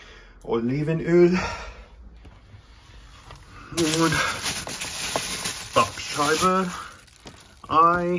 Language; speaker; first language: German; non-native, learner; Korean